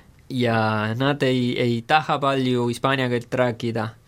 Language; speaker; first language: Estonian; non-native, fluent; Spanish